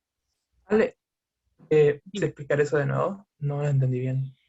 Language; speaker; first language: Spanish; native; Spanish